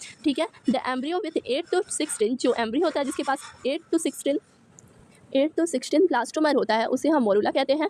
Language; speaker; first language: Hindi; native; Hindi